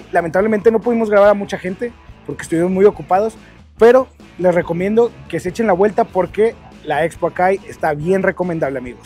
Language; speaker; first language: Spanish; native; Spanish